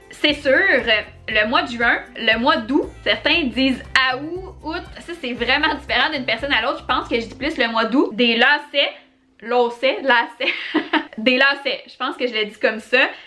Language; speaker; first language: French; native; French